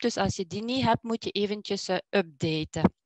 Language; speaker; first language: Dutch; native; Dutch